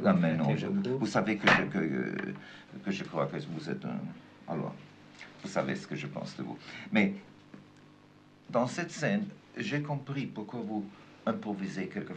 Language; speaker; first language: French; non-native, fluent; German